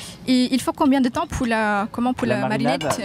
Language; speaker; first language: French; non-native, fluent; Indonesian